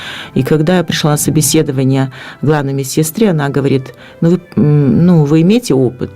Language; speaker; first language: Russian; native; Russian